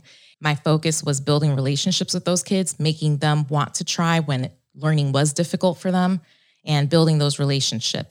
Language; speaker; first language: English; early bilingual, other home language; Spanish